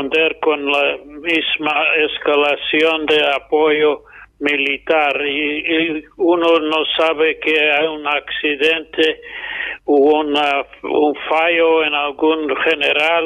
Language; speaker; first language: Spanish; non-native, fluent; English